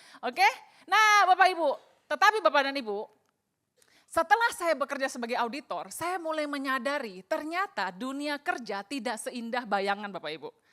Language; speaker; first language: Indonesian; native; Indonesian